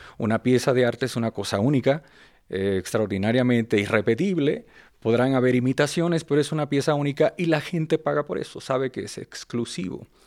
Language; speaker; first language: Spanish; native; Spanish